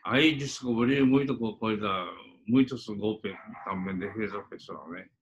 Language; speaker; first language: Portuguese; non-native, fluent; Japanese